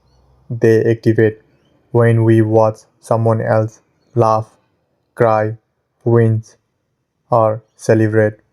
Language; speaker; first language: English; non-native, fluent; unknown